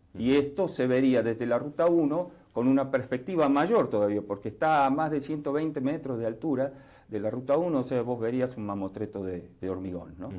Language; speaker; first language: Spanish; native; Spanish